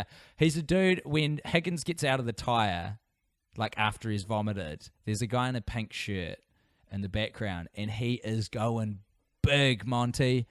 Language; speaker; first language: English; native; English